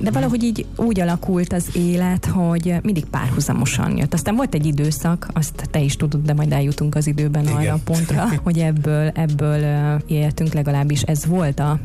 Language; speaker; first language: Hungarian; native; Hungarian